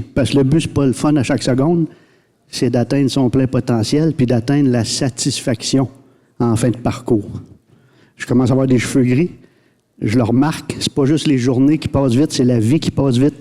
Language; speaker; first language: French; native; French